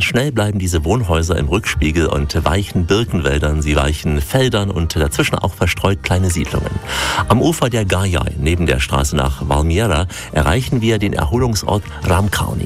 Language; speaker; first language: German; native; German